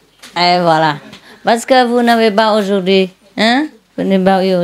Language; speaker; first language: French; non-native, learner; Vietnamese